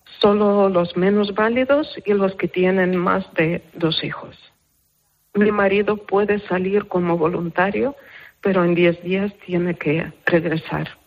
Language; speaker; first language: Spanish; non-native, fluent; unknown